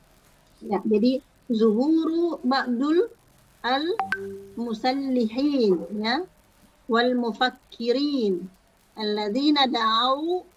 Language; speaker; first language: Arabic; non-native, fluent; Indonesian